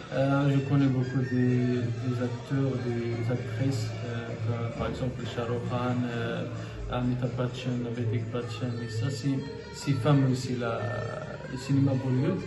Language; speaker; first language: French; non-native, local second language; Arabic